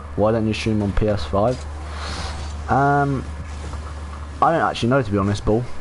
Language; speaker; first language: English; native; English